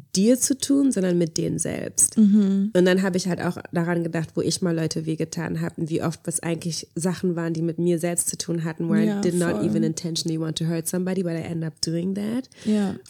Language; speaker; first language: German; early bilingual, heritage; German